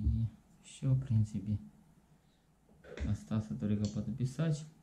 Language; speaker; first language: Russian; non-native, learner; Chinese